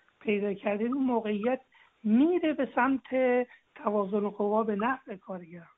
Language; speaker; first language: Persian; native; Persian